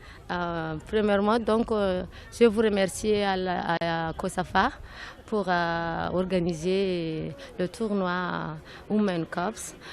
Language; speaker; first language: French; non-native, local second language; Malagasy